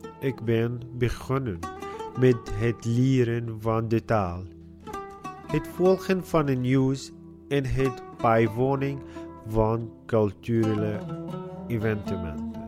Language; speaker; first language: Dutch; non-native, learner; Arabic